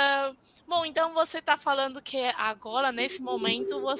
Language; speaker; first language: Portuguese; non-native, fluent; Chinese